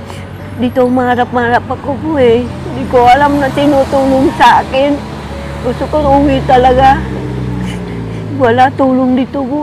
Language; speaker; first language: Filipino; non-native, learner; Vietnamese